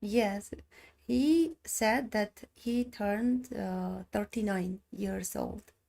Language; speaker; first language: English; non-native, learner; Armenian